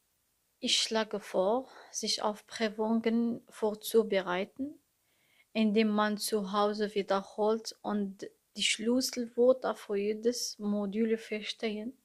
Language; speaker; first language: German; non-native, learner; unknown